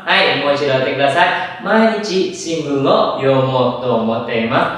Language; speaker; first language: Japanese; non-native, fluent; Vietnamese